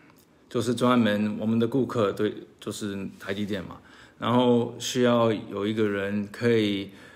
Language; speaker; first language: Chinese; early bilingual, heritage; Chinese